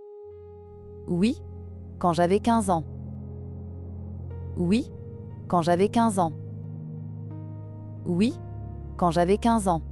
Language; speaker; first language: French; native; French